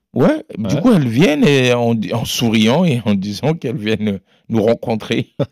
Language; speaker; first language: French; early bilingual, other home language; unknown